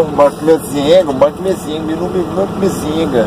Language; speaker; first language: Portuguese; native; Portuguese